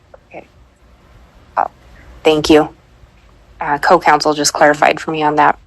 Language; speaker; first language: English; native; English